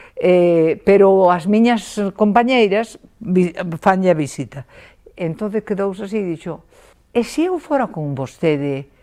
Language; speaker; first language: Galician; native; Galician